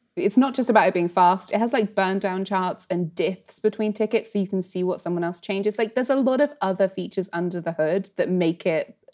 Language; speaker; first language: English; native; English